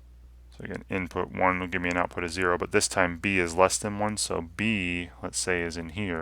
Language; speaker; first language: English; native; English